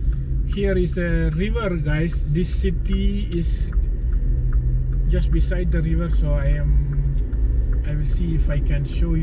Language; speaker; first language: English; non-native, fluent; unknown